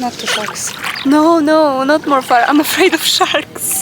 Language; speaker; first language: English; non-native, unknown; Polish